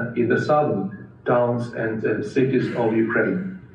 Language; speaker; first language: English; non-native, fluent; Ukrainian